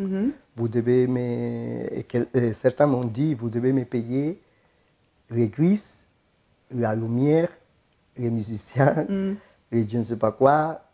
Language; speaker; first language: French; non-native, fluent; Spanish